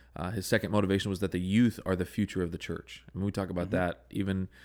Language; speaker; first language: English; native; English